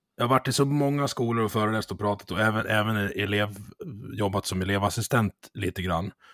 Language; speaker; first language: Swedish; native; Swedish